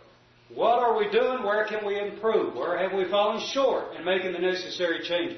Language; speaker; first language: English; native; English